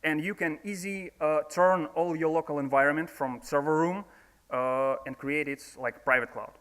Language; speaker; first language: English; non-native, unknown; Russian